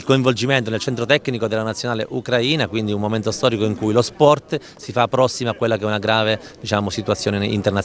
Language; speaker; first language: Italian; native; Italian